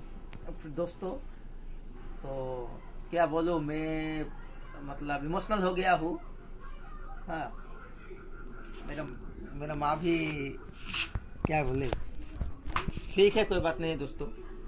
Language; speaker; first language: Hindi; non-native, local second language; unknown